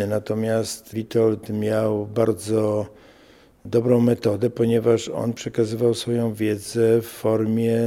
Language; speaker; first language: Polish; native; Polish